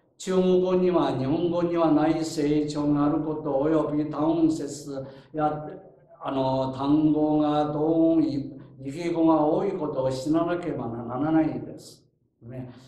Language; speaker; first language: Japanese; non-native, fluent; Chinese